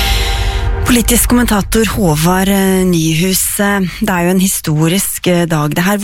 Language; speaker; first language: Norwegian; native; Norwegian